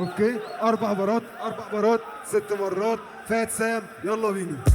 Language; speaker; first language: Arabic; native; Arabic